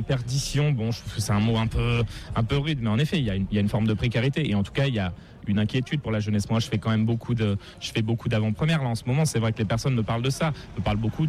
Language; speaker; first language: French; native; French